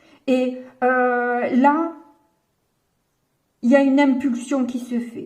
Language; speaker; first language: French; native; French